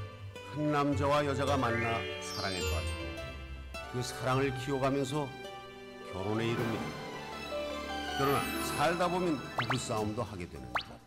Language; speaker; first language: Korean; native; Korean